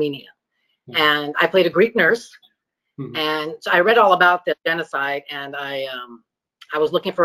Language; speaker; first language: English; early bilingual, other home language; Greek